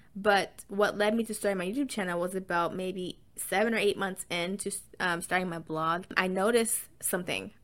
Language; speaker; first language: English; native; English